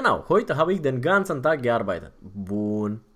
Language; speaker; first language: German; non-native, fluent; Romanian